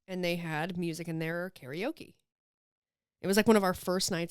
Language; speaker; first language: English; native; English